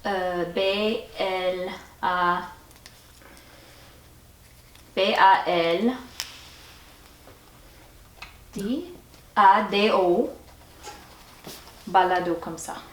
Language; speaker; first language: French; non-native, fluent; English